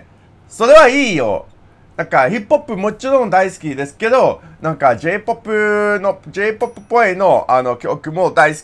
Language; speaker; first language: Japanese; non-native, learner; English